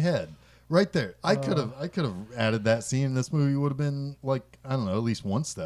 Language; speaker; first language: English; native; English